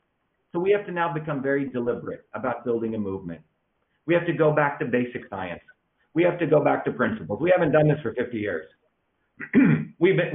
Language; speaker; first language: English; early bilingual, other home language; Tamil